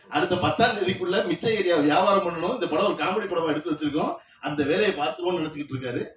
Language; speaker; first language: Tamil; native; Tamil